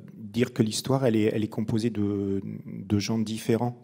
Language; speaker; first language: French; native; French